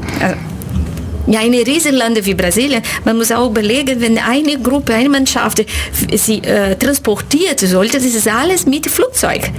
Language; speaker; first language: German; non-native, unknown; Portuguese